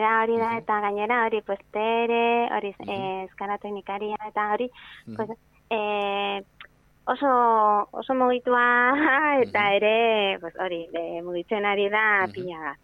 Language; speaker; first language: Basque; non-native, learner; Spanish